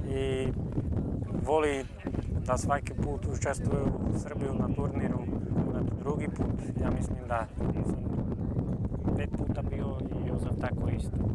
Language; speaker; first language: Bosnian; non-native, learner; Slovak